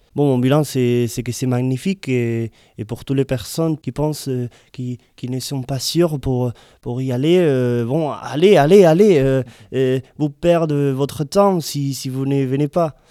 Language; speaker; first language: French; non-native, learner; Spanish